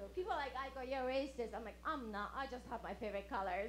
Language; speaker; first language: English; non-native, fluent; Japanese